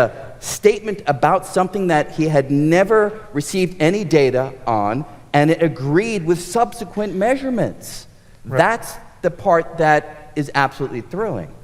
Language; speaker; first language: English; native; English